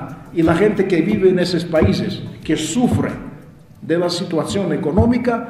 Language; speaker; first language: Spanish; non-native, fluent; Russian